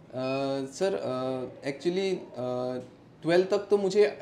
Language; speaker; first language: Hindi; non-native, local second language; Assamese